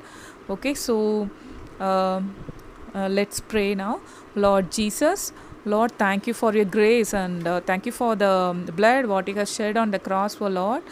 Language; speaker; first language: English; non-native, local second language; Tamil